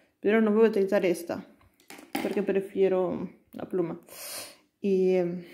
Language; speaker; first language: Spanish; non-native, learner; Italian